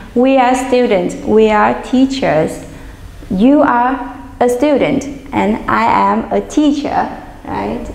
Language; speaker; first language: English; non-native, fluent; Vietnamese